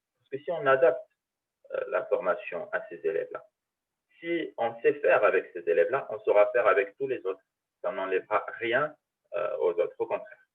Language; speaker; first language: French; early bilingual, other home language; Arabic